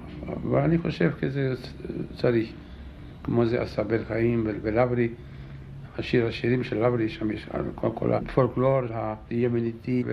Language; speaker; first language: Hebrew; non-native, fluent; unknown